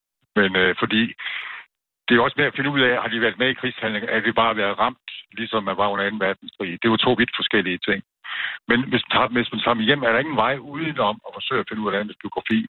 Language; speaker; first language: Danish; native; Danish